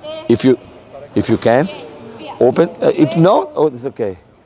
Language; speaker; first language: English; non-native, learner; Italian